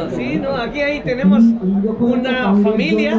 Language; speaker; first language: Spanish; non-native, fluent; Bangla